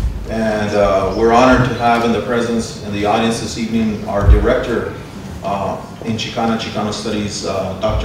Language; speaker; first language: English; early bilingual, other home language; Spanish